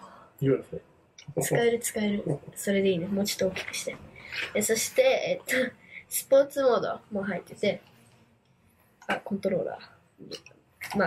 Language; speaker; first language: Japanese; early bilingual, heritage; Japanese